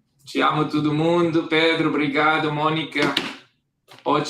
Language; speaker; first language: Portuguese; non-native, fluent; Hebrew